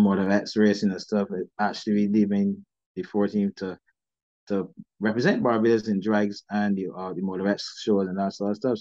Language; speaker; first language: English; native; English